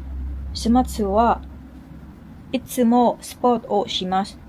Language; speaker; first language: Japanese; non-native, learner; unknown